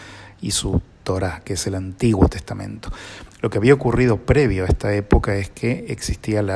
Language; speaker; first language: Spanish; native; Spanish